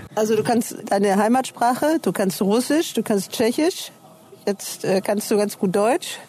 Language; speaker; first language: German; native; German